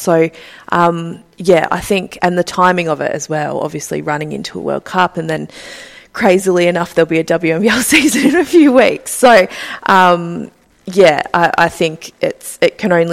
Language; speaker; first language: English; native; English